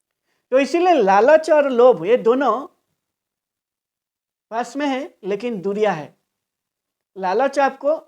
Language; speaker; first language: Hindi; non-native, local second language; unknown